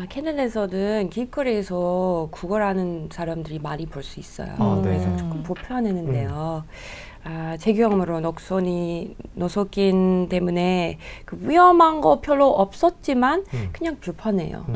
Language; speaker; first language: Korean; non-native, learner; English